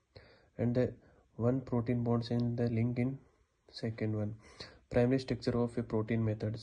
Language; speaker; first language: English; non-native, learner; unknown